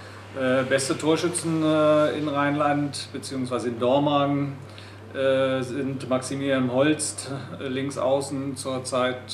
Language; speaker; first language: German; native; German